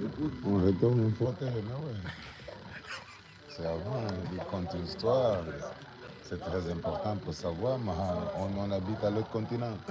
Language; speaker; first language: French; non-native, learner; Portuguese